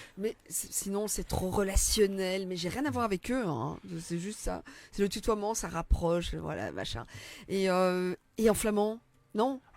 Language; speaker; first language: French; native; French